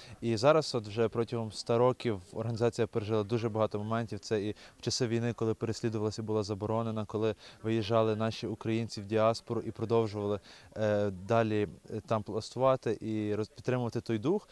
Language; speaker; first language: Ukrainian; native; Ukrainian